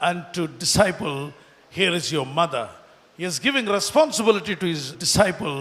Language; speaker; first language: English; non-native, local second language; Telugu